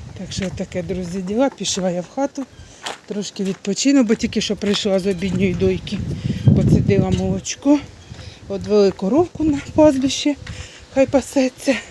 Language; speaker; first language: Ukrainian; native; Ukrainian